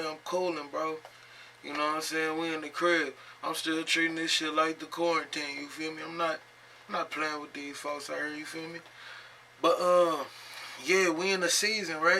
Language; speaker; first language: English; native; English